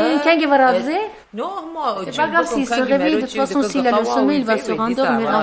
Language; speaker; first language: French; non-native, fluent; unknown